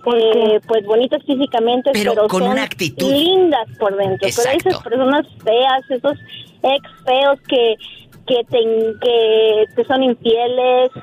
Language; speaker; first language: Spanish; native; Spanish